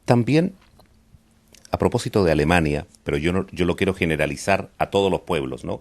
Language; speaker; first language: Spanish; native; Spanish